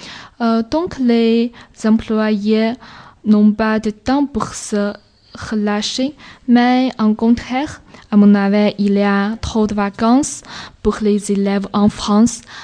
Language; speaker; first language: French; non-native, learner; Chinese